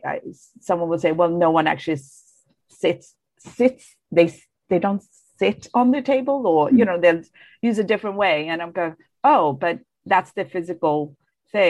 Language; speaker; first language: English; non-native, fluent; Bangla